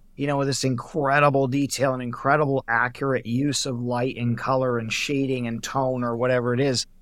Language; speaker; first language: English; native; English